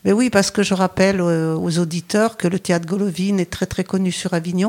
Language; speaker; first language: French; native; French